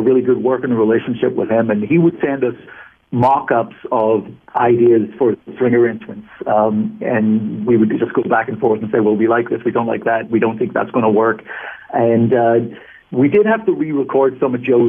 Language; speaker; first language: English; native; English